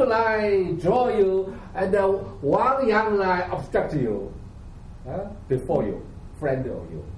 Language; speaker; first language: English; non-native, learner; Chinese